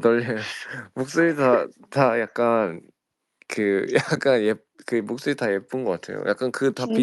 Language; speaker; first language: Korean; early bilingual, heritage; Korean